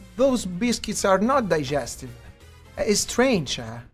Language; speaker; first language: English; non-native, learner; Italian